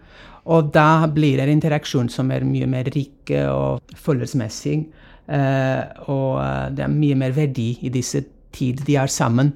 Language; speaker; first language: Norwegian; non-native, fluent; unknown